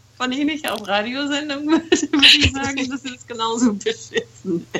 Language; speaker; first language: German; non-native, fluent; English